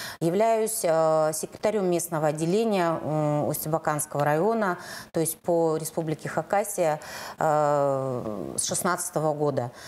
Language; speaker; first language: Russian; native; Russian